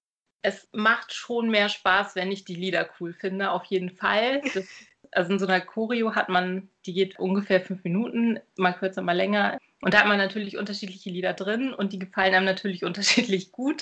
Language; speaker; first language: German; native; German